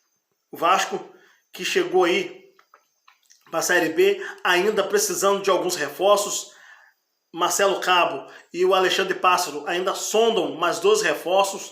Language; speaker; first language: Portuguese; native; Portuguese